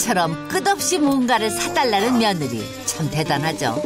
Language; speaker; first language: Korean; native; Korean